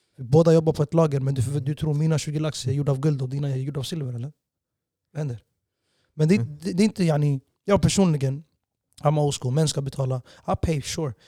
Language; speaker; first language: Swedish; early bilingual, other home language; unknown